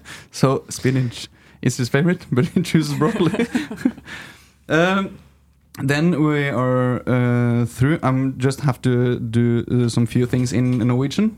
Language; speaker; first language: English; non-native, fluent; Norwegian